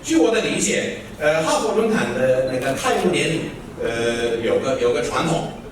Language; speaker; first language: Chinese; non-native, fluent; English